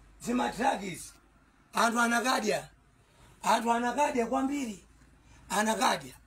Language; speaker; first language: Nyanja; non-native, local second language; Tumbuka